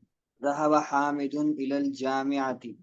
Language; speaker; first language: Arabic; non-native, learner; Urdu